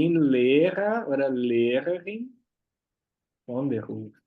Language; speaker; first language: German; non-native, fluent; Portuguese